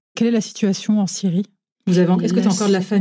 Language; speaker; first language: French; native; French